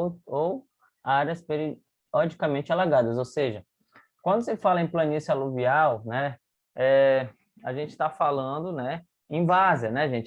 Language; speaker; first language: Portuguese; native; Portuguese